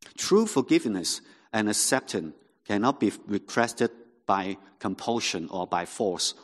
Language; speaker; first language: English; non-native, local second language; Cantonese